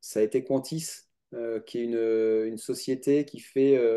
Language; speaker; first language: French; native; French